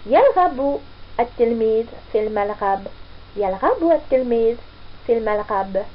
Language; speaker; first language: Arabic; non-native, fluent; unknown